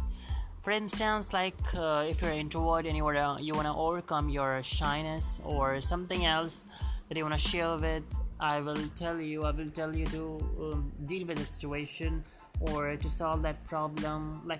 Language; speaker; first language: English; non-native, local second language; Hindi